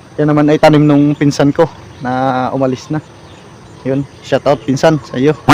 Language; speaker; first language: Filipino; native; Filipino